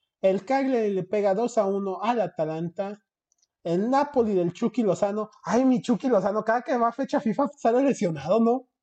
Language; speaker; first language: Spanish; early bilingual, heritage; Spanish